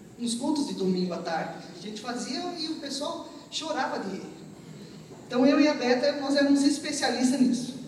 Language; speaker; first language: Portuguese; early bilingual, other home language; Armenian